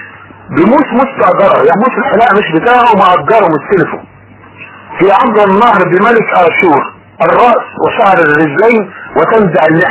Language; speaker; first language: Arabic; native; Arabic